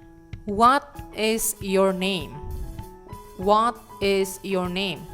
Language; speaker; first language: English; non-native, fluent; Indonesian